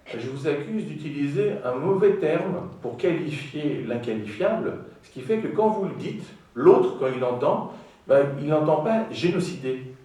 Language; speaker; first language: French; non-native, fluent; Greek